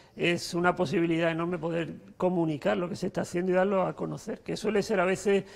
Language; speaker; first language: Spanish; native; Spanish